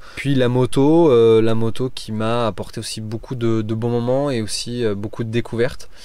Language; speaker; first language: French; native; French